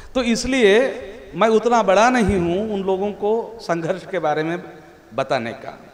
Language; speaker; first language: Hindi; non-native, local second language; Telugu